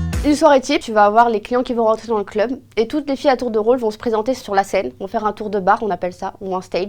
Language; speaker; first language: French; native; French